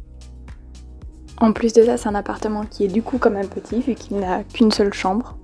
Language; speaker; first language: French; native; French